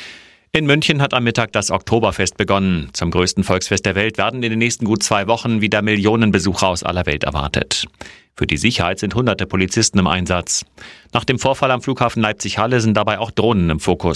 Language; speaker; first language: German; native; German